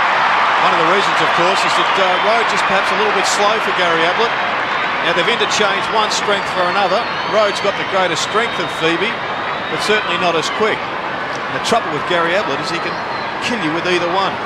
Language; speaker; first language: English; native; English